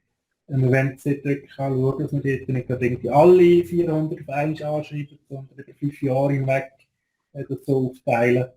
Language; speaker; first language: German; native; German